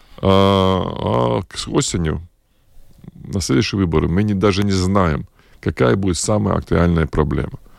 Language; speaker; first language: Russian; non-native, local second language; Latvian